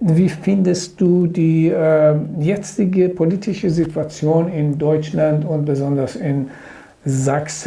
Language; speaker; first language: German; non-native, fluent; Persian